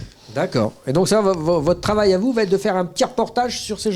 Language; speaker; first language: French; native; French